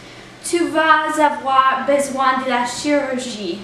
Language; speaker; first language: French; non-native, learner; English